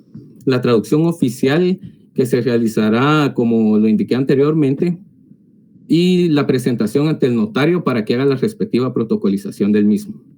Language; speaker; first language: Spanish; native; Spanish